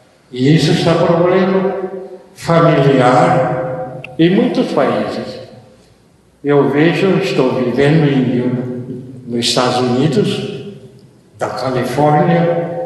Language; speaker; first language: Portuguese; early bilingual, other home language; Japanese